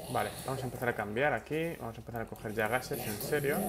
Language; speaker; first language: Spanish; native; Spanish